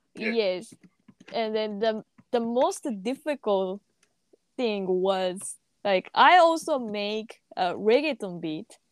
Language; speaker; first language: English; non-native, learner; Japanese